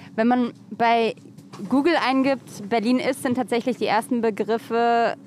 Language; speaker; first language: German; native; German